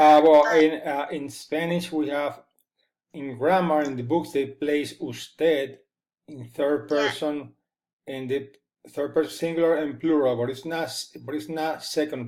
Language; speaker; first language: English; non-native, fluent; Spanish